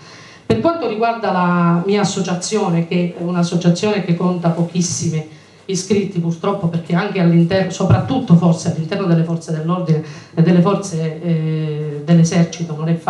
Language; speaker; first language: Italian; native; Italian